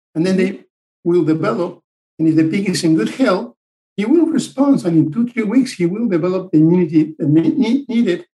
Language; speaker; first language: English; non-native, fluent; Spanish